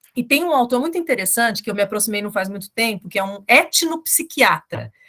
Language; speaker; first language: Portuguese; native; Portuguese